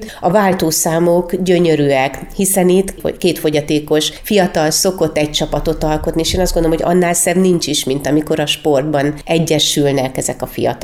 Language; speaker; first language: Hungarian; native; Hungarian